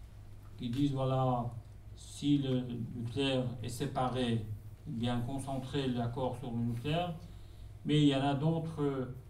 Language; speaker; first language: French; non-native, fluent; Persian